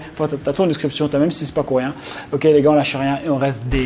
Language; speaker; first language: French; native; French